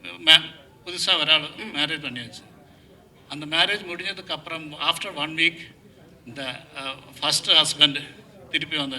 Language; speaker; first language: Tamil; non-native, learner; Malayalam